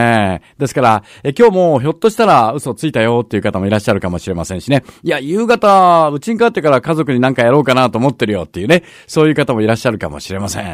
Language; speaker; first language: Japanese; native; Japanese